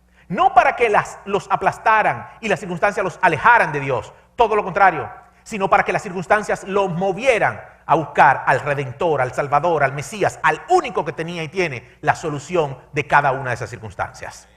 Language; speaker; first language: Spanish; native; Spanish